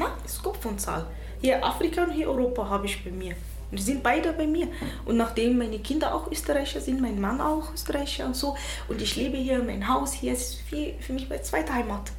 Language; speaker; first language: German; non-native, fluent; Arabic